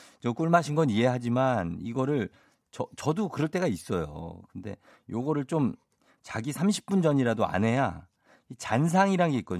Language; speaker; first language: Korean; native; Korean